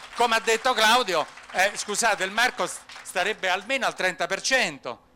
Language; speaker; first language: Italian; native; Italian